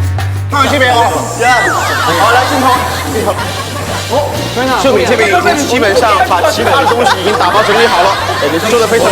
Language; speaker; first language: Chinese; native; Chinese